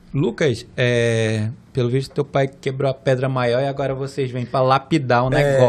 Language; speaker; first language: Portuguese; native; Portuguese